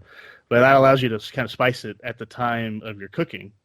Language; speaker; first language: English; native; English